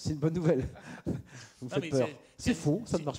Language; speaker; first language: French; native; French